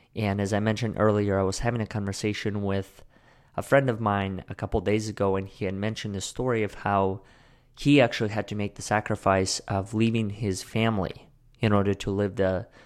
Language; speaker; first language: English; early bilingual, other home language; Russian